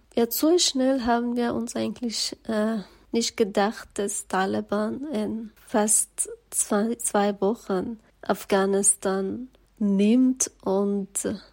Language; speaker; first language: German; non-native, fluent; Persian